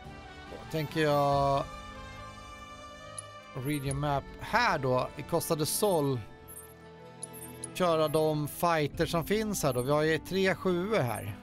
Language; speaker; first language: Swedish; native; Swedish